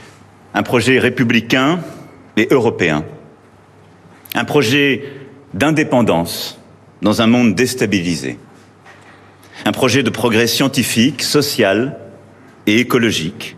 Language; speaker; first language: French; native; French